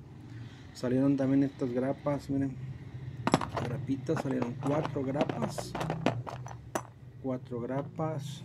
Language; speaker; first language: Spanish; native; Spanish